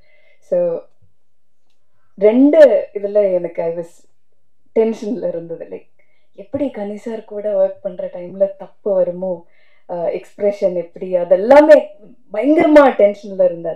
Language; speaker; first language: Tamil; non-native, fluent; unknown